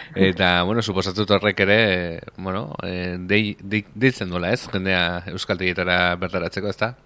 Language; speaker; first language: Basque; native; Basque